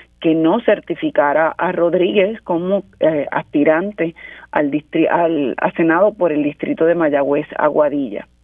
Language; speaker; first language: Spanish; native; Spanish